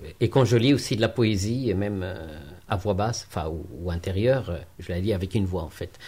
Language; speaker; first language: French; non-native, local second language; Arabic